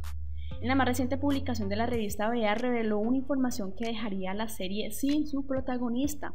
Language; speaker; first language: Spanish; native; Spanish